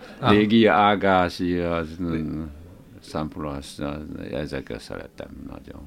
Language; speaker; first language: Hungarian; non-native, learner; Chinese